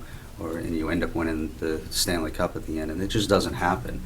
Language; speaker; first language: English; native; English